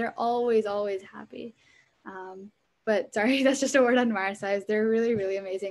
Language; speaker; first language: English; early bilingual, other home language; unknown